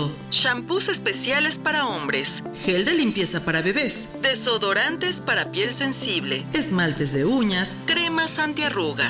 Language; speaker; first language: Spanish; native; Spanish